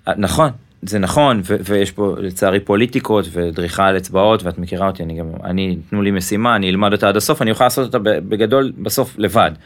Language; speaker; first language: Hebrew; native; Hebrew